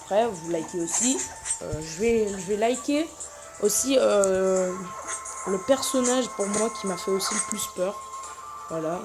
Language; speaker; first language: French; native; French